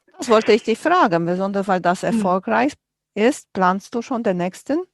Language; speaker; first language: German; non-native, fluent; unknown